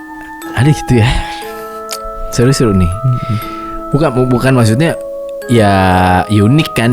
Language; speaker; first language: Indonesian; native; Indonesian